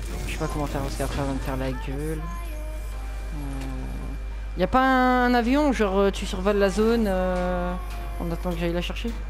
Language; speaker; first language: French; native; French